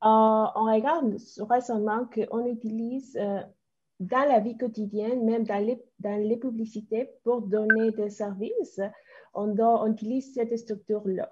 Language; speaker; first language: French; non-native, fluent; Spanish